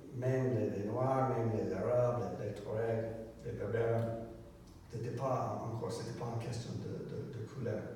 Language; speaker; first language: French; non-native, learner; English